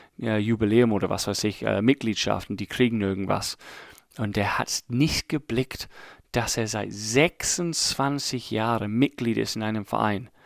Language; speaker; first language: German; non-native, fluent; English